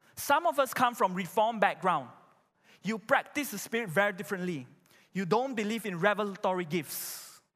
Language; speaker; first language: English; non-native, local second language; Chinese